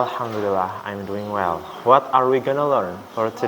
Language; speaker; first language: English; non-native, fluent; Indonesian